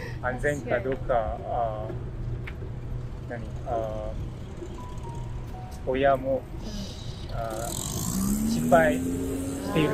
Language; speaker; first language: Japanese; non-native, learner; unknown